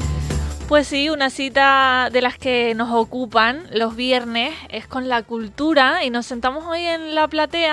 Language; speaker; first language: Spanish; native; Spanish